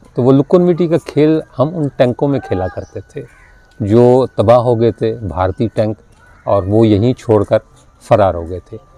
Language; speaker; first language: Urdu; non-native, local second language; Punjabi